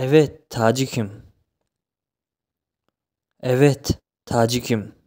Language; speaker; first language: Turkish; non-native, fluent; Tajik